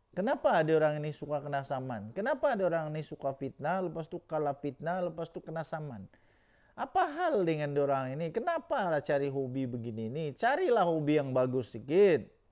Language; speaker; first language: Malay; native; Malay